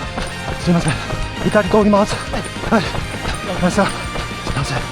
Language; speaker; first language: Japanese; non-native, learner; Chinese